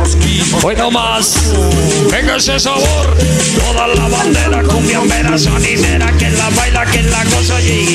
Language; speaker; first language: Spanish; native; Spanish